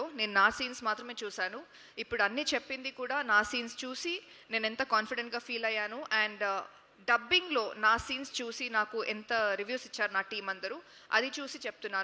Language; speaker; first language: Telugu; non-native, learner; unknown